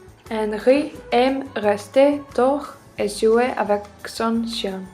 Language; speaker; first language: French; non-native, learner; Icelandic